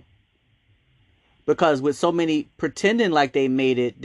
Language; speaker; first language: English; native; English